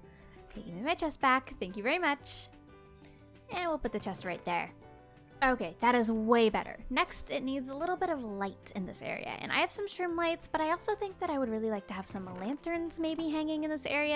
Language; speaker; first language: English; native; English